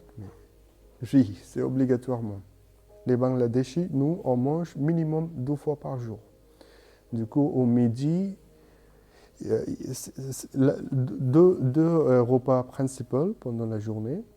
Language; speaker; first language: French; non-native, learner; Bangla